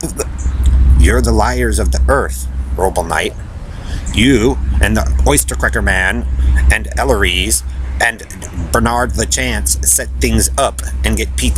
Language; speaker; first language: English; native; English